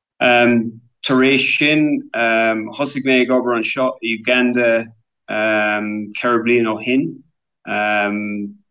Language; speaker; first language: Irish; non-native, local second language; English